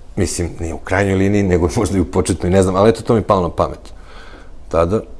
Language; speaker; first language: Serbian; native; Serbian